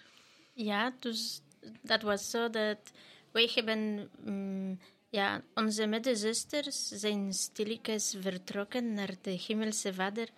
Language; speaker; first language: Dutch; non-native, fluent; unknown